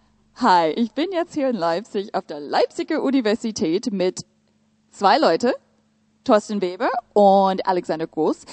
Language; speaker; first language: German; non-native, fluent; English